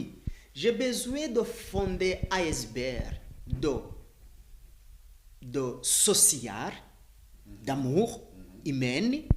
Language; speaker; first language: French; non-native, learner; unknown